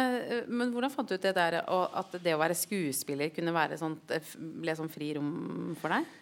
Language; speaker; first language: Norwegian; native; Norwegian